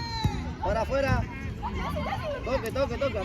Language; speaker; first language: Spanish; native; Spanish